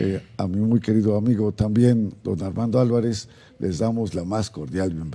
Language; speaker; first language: Spanish; native; Spanish